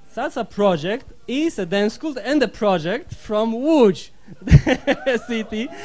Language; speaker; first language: English; non-native, fluent; Polish